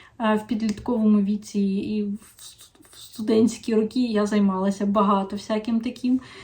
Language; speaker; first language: Ukrainian; non-native, local second language; Russian